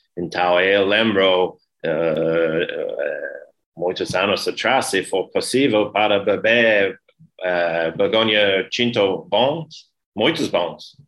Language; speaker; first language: Portuguese; non-native, learner; English